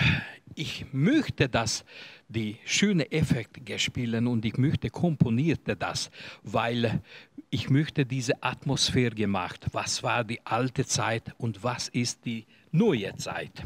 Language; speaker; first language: German; non-native, learner; Hungarian